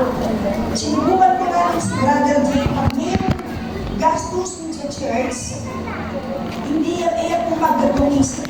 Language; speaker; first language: Filipino; native; Filipino